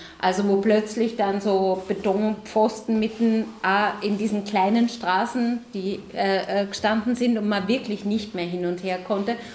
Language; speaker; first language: German; native; German